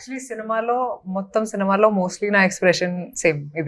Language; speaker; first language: Telugu; non-native, local second language; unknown